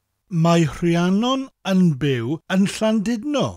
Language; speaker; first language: Welsh; non-native, fluent; English